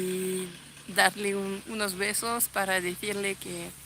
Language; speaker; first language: Spanish; non-native, fluent; French